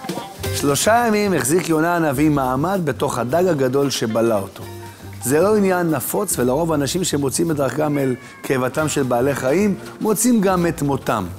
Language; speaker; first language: Hebrew; native; Hebrew